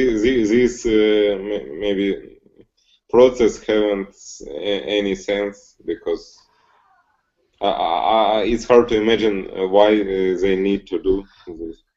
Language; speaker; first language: English; non-native, learner; Russian